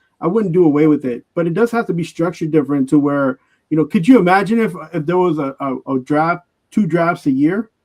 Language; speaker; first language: English; native; English